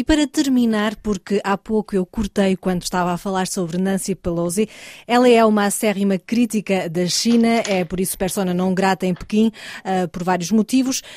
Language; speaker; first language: Portuguese; native; Portuguese